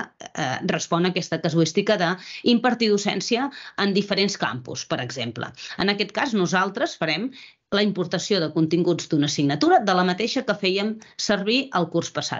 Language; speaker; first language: Catalan; native; Catalan